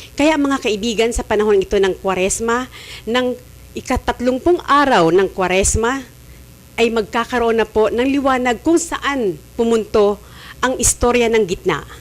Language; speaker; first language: Filipino; native; Filipino